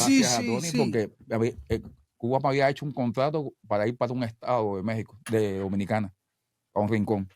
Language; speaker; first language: Spanish; native; Spanish